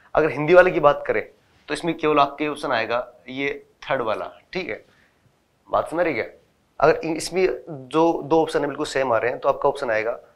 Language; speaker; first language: Hindi; native; Hindi